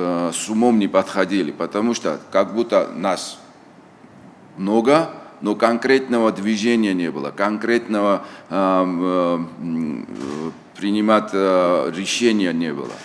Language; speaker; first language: Russian; non-native, local second language; Tajik